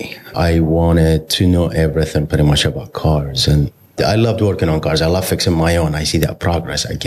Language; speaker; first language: English; non-native, fluent; Arabic